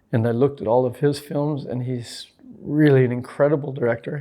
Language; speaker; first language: English; native; English